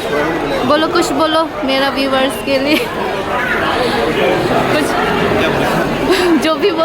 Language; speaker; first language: Hindi; non-native, local second language; Karbi